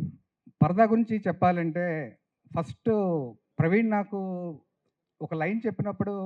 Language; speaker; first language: Telugu; native; Telugu